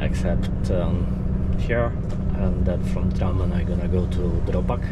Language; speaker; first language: English; non-native, fluent; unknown